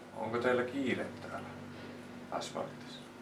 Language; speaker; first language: Finnish; native; Finnish